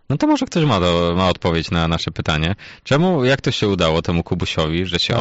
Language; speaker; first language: Polish; native; Polish